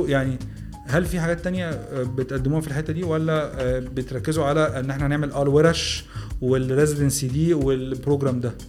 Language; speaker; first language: Arabic; native; Arabic